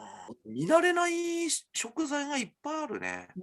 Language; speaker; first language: Japanese; native; Japanese